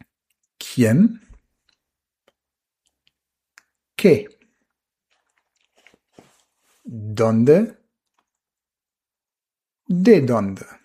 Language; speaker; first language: Spanish; non-native, fluent; German